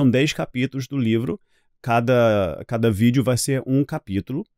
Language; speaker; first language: Portuguese; non-native, fluent; English